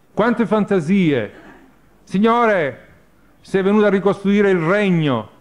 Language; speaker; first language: Italian; native; Italian